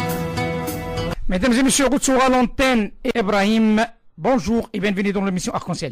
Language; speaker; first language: French; non-native, local second language; Arabic